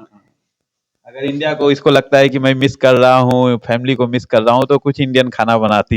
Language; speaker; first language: Hindi; native; Hindi